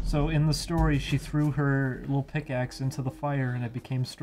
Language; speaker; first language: English; native; English